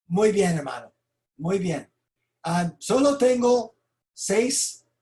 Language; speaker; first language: Spanish; non-native, fluent; English